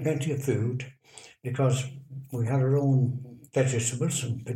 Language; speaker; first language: English; native; English